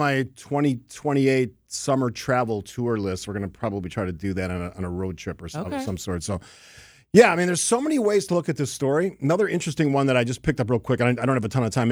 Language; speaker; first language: English; native; English